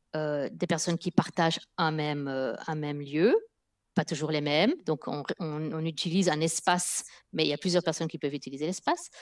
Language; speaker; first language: French; early bilingual, other home language; Dutch